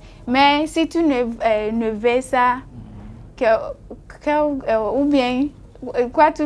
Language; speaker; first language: French; non-native, learner; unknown